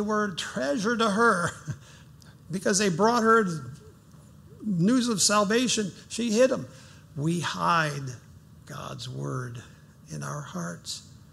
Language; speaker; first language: English; native; English